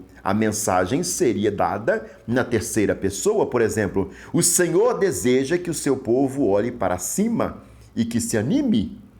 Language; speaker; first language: Portuguese; native; Portuguese